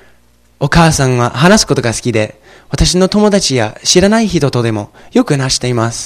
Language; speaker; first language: Japanese; non-native, fluent; English